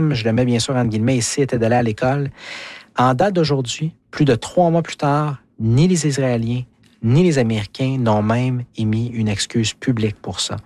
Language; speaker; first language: French; native; French